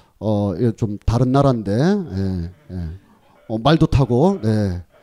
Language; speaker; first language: Korean; native; Korean